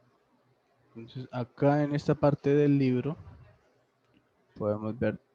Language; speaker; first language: Spanish; native; Spanish